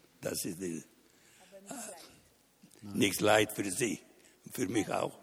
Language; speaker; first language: German; non-native, learner; Italian